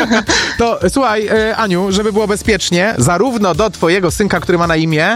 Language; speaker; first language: Polish; native; Polish